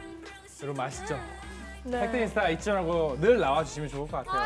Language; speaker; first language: Korean; native; Korean